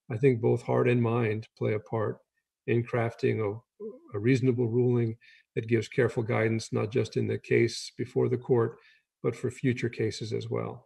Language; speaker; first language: English; native; English